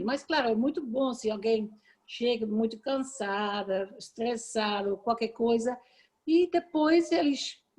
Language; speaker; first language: Portuguese; non-native, fluent; Dutch